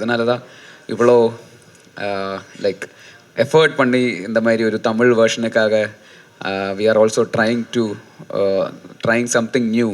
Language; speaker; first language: Tamil; non-native, learner; Malayalam